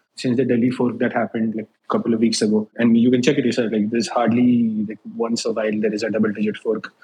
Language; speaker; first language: English; non-native, local second language; Hindi